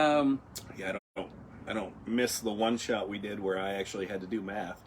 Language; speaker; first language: English; native; English